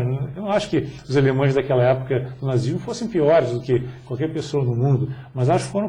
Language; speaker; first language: Portuguese; native; Portuguese